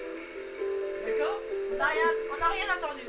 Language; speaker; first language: French; native; French